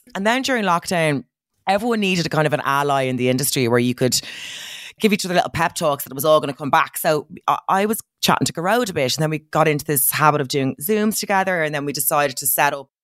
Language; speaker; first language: English; native; English